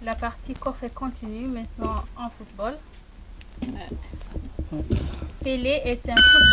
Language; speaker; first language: French; non-native, local second language; Comorian